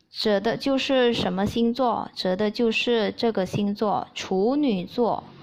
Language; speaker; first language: Chinese; early bilingual, heritage; Chinese